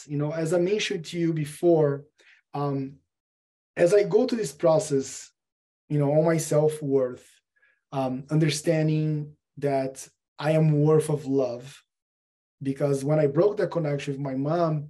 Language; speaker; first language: English; non-native, fluent; Portuguese